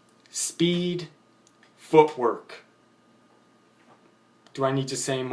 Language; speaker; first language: English; native; English